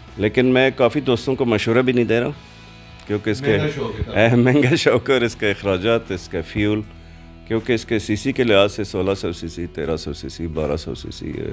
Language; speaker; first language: Urdu; non-native, local second language; Punjabi